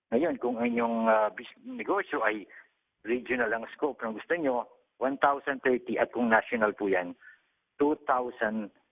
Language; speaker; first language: Filipino; native; Filipino